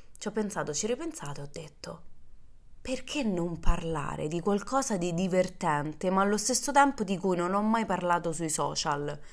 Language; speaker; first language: Italian; native; Italian